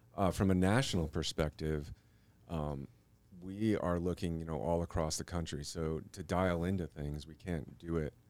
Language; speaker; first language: English; native; English